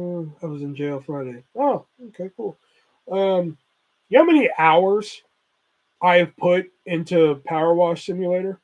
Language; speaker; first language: English; native; English